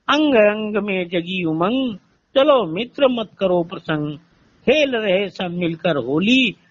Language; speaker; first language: Hindi; native; Hindi